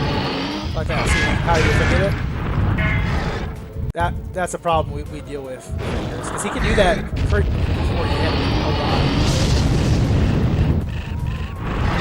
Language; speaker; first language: English; native; English